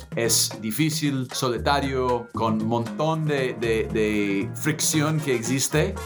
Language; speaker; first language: Spanish; non-native, fluent; English